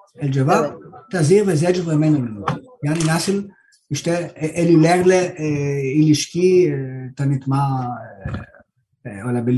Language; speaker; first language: Turkish; non-native, learner; Greek